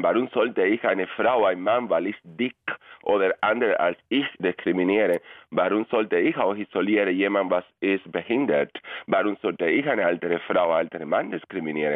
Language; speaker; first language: German; non-native, fluent; Spanish